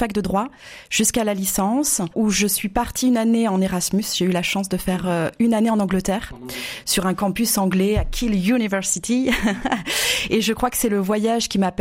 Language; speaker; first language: French; native; French